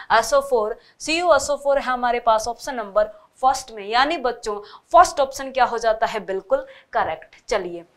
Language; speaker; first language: Hindi; native; Hindi